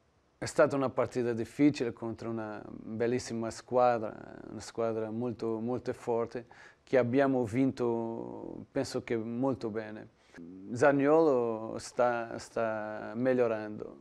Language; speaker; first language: Italian; non-native, learner; Portuguese